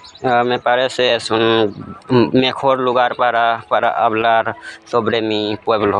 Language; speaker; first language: Spanish; non-native, learner; Hindi